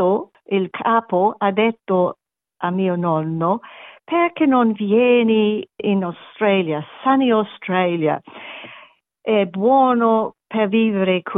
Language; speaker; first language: Italian; non-native, learner; German